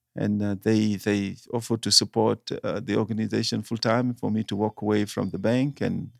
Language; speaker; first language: English; non-native, fluent; Wolof